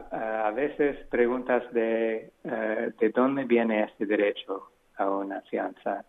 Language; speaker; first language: Spanish; non-native, fluent; English